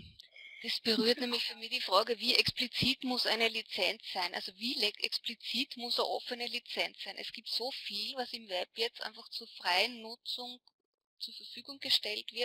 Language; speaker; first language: German; native; German